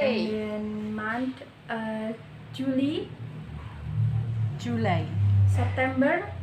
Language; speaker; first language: English; non-native, learner; Indonesian